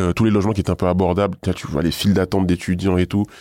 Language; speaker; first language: French; native; French